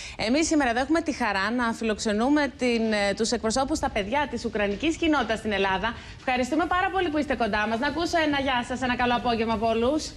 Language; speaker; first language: Greek; native; Greek